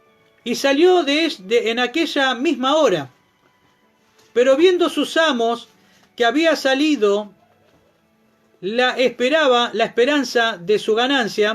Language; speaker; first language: Spanish; native; Spanish